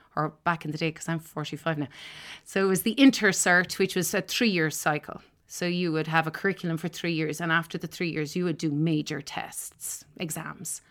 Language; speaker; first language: English; native; English